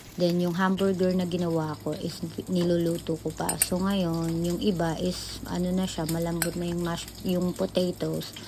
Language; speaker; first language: Filipino; native; Filipino